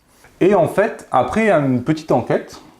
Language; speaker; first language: French; native; French